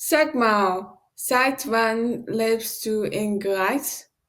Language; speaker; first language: German; non-native, learner; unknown